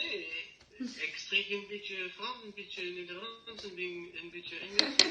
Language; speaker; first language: Dutch; non-native, learner; French